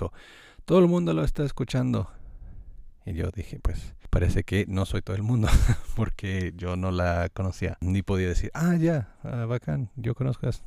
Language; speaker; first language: Spanish; non-native, fluent; English